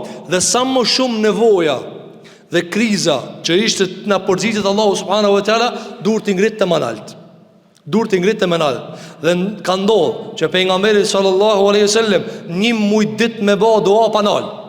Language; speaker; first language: Albanian; native; Albanian